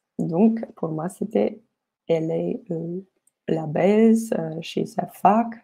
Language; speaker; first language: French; non-native, fluent; Polish